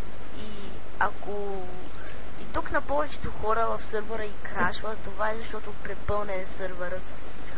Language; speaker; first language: Bulgarian; native; Bulgarian